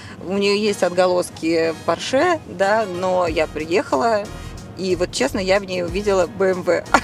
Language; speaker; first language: Russian; native; Russian